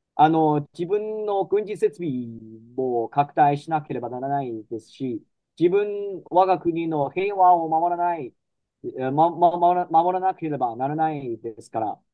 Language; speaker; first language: Japanese; non-native, fluent; Chinese